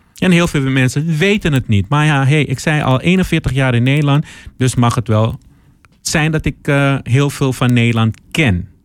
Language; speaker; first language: Dutch; early bilingual, other home language; Papiamento